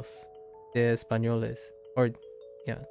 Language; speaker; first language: Spanish; non-native, learner; English